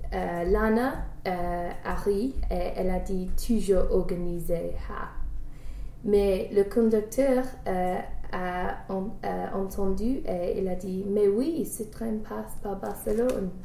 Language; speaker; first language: French; non-native, learner; English